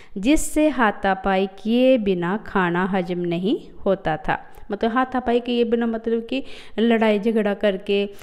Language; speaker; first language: Hindi; non-native, local second language; Punjabi